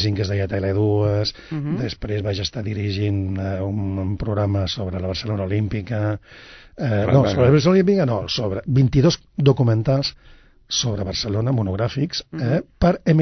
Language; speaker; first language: Catalan; non-native, local second language; Spanish